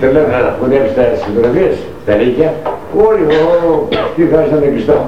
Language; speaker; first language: Greek; native; Greek